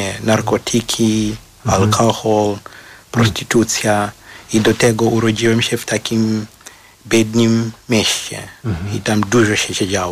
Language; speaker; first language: Polish; non-native, fluent; Shona